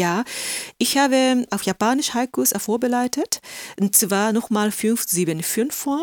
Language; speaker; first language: German; non-native, fluent; Japanese